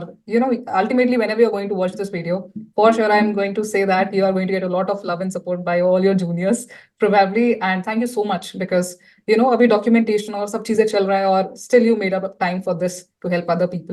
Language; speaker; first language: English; non-native, local second language; Hindi